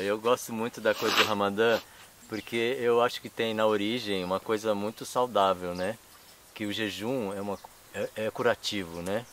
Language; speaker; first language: Portuguese; native; Portuguese